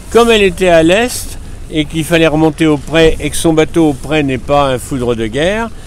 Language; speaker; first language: French; native; French